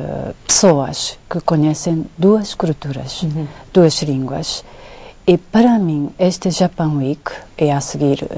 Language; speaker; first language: Portuguese; non-native, fluent; Japanese